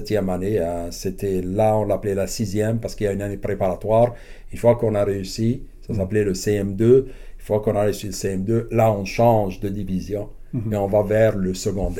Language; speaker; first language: French; non-native, local second language; Arabic